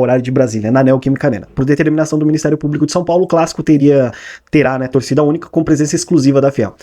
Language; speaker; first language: Portuguese; native; Portuguese